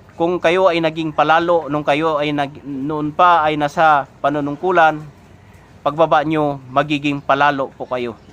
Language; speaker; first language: Filipino; non-native, local second language; Hiligaynon